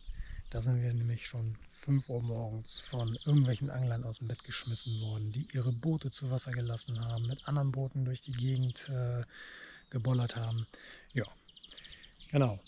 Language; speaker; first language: German; native; German